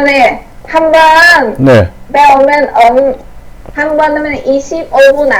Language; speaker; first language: Korean; non-native, learner; Vietnamese